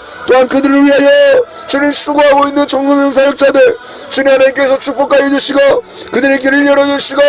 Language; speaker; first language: Korean; native; Korean